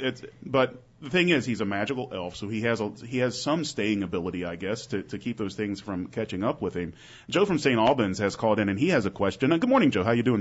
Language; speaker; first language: English; native; English